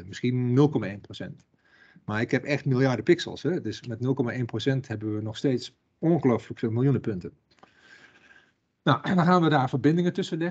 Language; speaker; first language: Dutch; native; Dutch